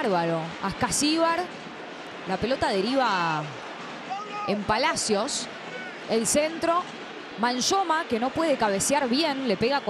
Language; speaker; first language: Spanish; native; Spanish